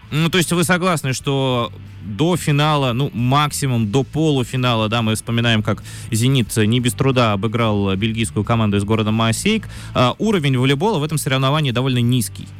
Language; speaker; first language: Russian; native; Russian